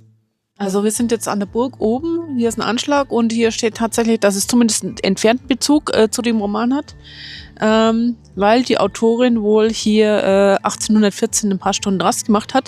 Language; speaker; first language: German; native; German